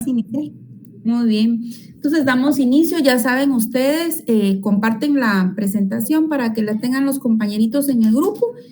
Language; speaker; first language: Spanish; native; Spanish